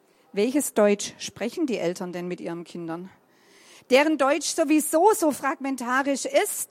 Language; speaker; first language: German; native; German